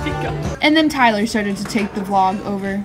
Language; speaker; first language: English; native; English